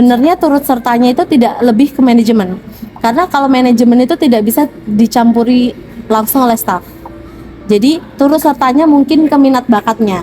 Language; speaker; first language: Indonesian; native; Indonesian